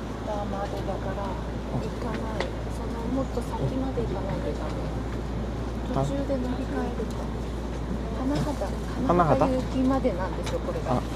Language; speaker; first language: Japanese; native; Japanese